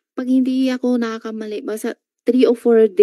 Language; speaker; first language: Filipino; non-native, learner; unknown